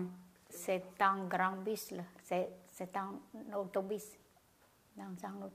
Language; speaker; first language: French; non-native, learner; Khmer